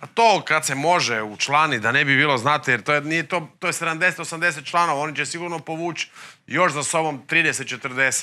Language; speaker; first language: Croatian; native; Croatian